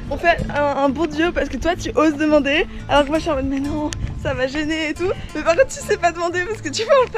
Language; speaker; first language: French; native; French